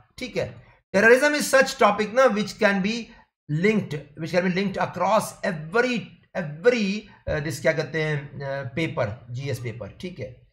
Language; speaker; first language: Hindi; native; Hindi